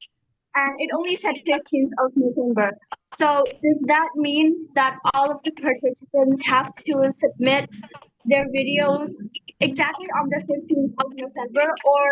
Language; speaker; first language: English; non-native, fluent; Indonesian